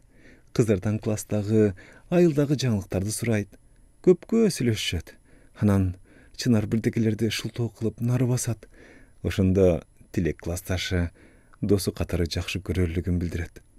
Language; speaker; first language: Kyrgyz; native; Kyrgyz